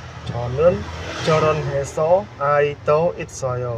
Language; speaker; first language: Korean; non-native, learner; Khmer